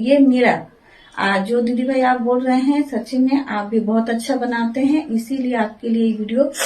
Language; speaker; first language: Hindi; non-native, local second language; Bangla